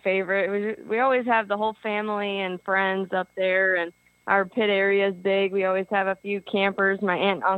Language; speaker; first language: English; native; English